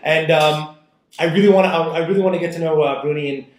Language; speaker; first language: English; native; English